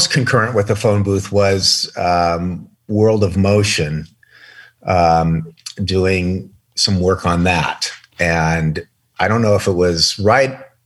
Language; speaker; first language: English; native; English